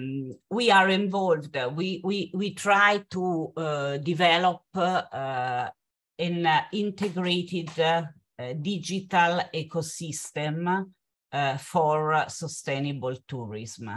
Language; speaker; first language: English; non-native, fluent; Italian